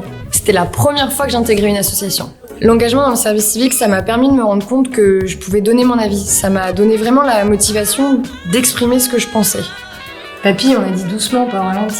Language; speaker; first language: French; native; French